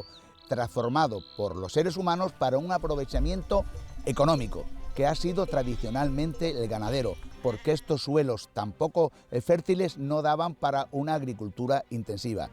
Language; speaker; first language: Spanish; native; Spanish